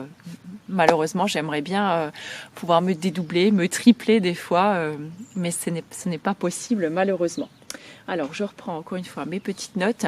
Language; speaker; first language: French; native; French